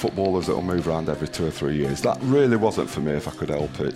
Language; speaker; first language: English; native; English